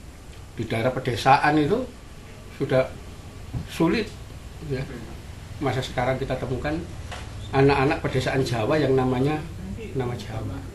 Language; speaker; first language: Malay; non-native, local second language; Javanese